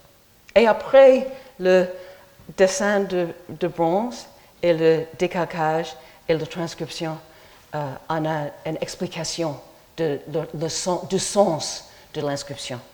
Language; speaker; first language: French; non-native, fluent; English